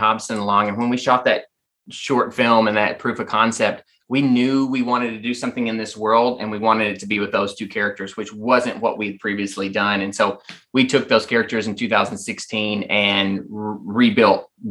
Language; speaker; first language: English; native; English